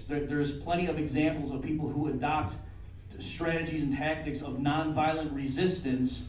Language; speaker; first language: English; native; English